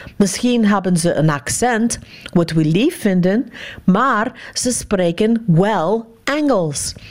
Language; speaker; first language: Dutch; non-native, fluent; English